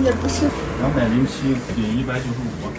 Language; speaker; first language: Chinese; native; Chinese